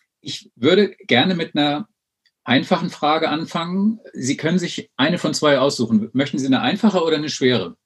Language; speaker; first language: German; native; German